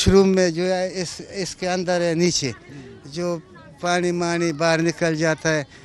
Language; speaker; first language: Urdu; non-native, local second language; Pashto